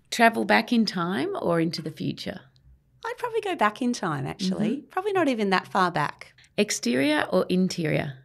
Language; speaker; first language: English; native; English